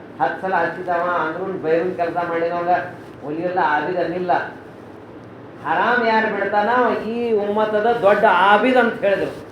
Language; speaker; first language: Kannada; non-native, local second language; Urdu